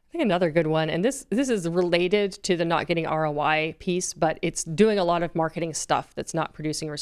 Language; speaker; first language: English; native; English